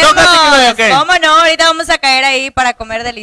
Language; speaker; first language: Spanish; native; Spanish